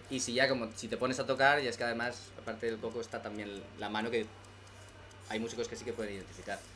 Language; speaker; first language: Spanish; native; Spanish